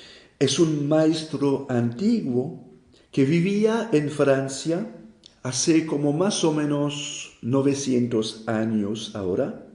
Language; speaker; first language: Spanish; non-native, fluent; French